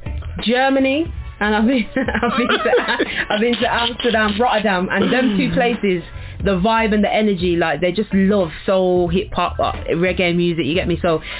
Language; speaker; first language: English; native; English